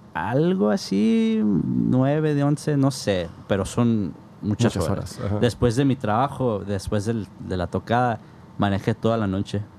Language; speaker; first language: Spanish; early bilingual, heritage; Spanish